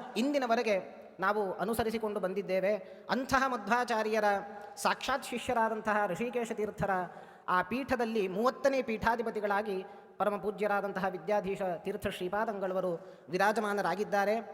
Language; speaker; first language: Kannada; non-native, local second language; Konkani